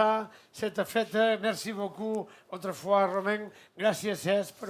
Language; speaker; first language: French; non-native, fluent; Catalan